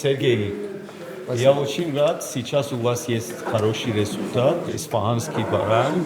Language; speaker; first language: Russian; non-native, learner; Persian